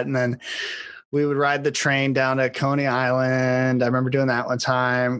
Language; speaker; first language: English; native; English